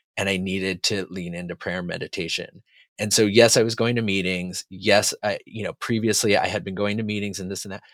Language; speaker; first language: English; native; English